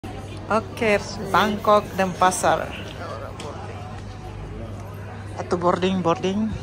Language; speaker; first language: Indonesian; non-native, local second language; Tetum